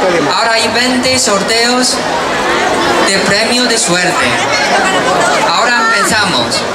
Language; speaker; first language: Spanish; non-native, fluent; Chinese